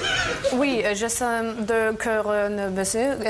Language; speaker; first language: French; non-native, learner; German